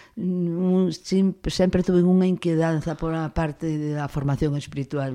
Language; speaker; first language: Galician; non-native, local second language; Spanish